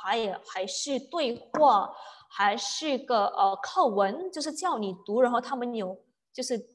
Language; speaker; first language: Chinese; non-native, fluent; Indonesian